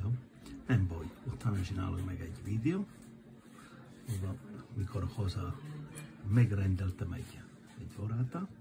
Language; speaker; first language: Hungarian; non-native, learner; Italian